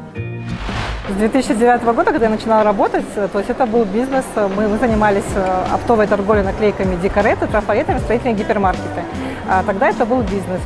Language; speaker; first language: Russian; native; Russian